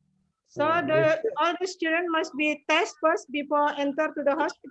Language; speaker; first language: English; non-native, learner; Indonesian